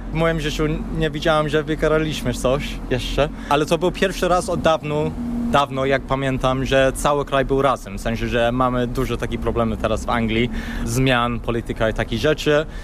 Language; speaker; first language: Polish; non-native, learner; English